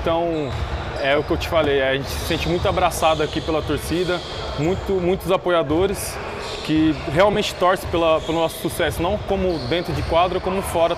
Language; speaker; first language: Portuguese; native; Portuguese